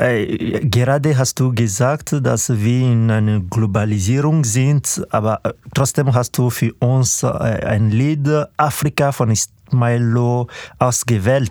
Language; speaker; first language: German; non-native, fluent; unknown